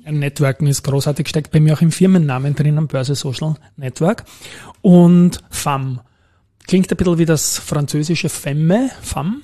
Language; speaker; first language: German; native; German